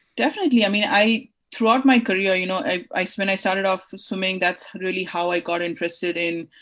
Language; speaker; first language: English; non-native, local second language; Hindi